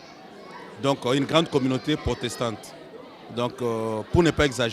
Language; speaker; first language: French; non-native, local second language; Lingala